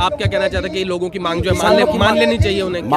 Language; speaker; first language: Hindi; native; Hindi